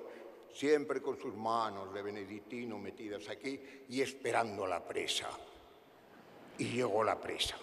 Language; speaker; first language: Spanish; native; Spanish